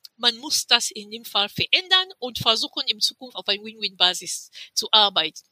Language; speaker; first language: German; non-native, fluent; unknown